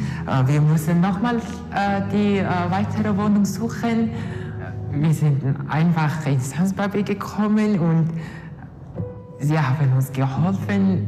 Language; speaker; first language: German; non-native, learner; Mongolian